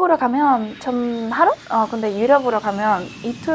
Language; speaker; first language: Korean; non-native, fluent; Spanish